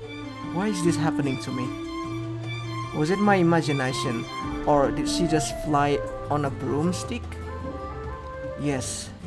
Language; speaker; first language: English; non-native, fluent; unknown